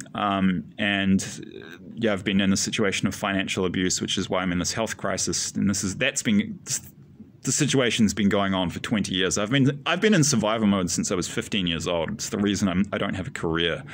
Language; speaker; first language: English; native; English